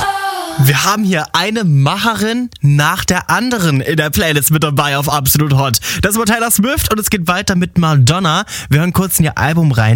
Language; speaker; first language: German; native; German